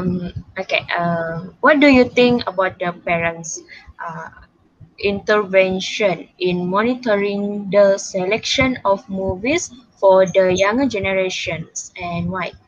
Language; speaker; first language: English; non-native, local second language; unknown